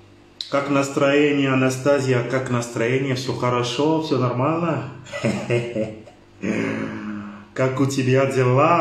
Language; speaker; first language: Russian; non-native, learner; French